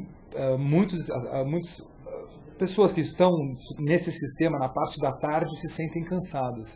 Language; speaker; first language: Portuguese; native; Portuguese